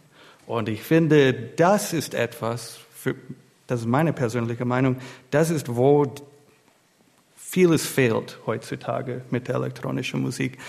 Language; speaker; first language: German; non-native, fluent; English